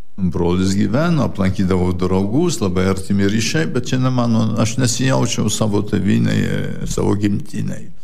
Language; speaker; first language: Lithuanian; early bilingual, heritage; Lithuanian